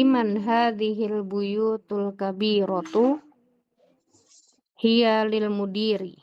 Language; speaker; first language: Arabic; non-native, learner; Indonesian